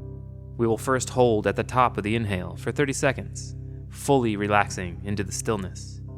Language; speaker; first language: English; native; English